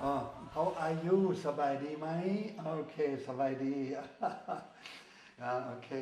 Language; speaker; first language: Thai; non-native, learner; German